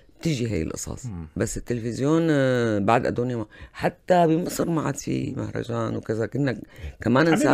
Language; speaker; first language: Arabic; native; Arabic